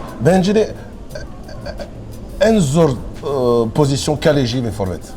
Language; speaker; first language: Turkish; non-native, learner; French